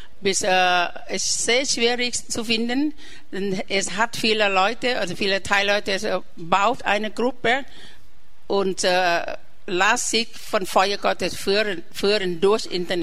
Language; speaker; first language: German; non-native, learner; Thai